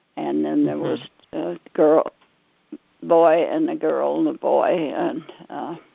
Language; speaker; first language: English; native; English